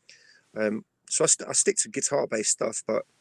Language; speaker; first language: English; native; English